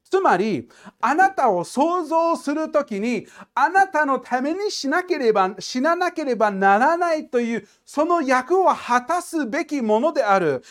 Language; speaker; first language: Japanese; non-native, fluent; English